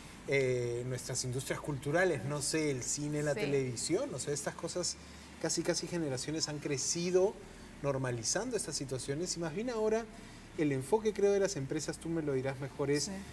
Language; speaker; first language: Spanish; native; Spanish